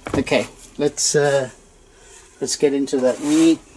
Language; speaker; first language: English; non-native, fluent; Danish